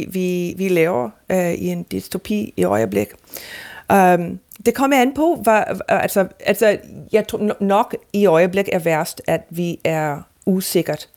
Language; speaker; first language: Danish; non-native, fluent; English